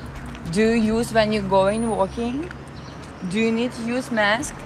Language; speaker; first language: English; non-native, learner; Russian